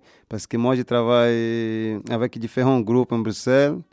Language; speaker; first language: French; non-native, learner; Portuguese